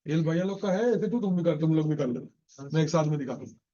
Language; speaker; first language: Hindi; non-native, local second language; Bangla